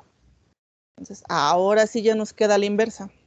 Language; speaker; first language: Spanish; native; Spanish